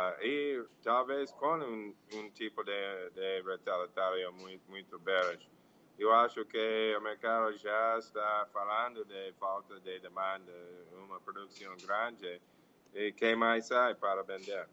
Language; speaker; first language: Portuguese; non-native, fluent; English